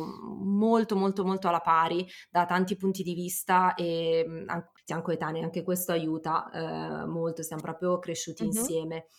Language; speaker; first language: Italian; native; Italian